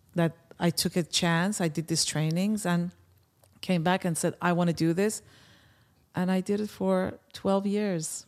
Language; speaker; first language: English; early bilingual, other home language; Persian